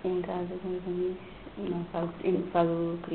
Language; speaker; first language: Portuguese; non-native, local second language; Kabuverdianu